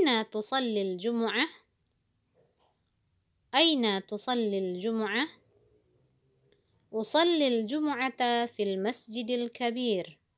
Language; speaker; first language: Arabic; non-native, fluent; Indonesian